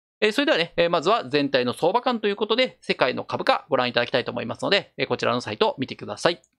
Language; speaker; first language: Japanese; native; Japanese